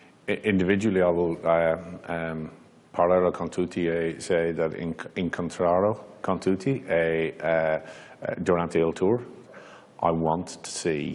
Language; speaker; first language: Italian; non-native, learner; English